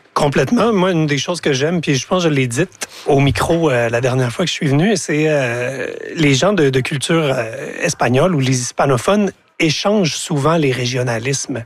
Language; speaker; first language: French; native; French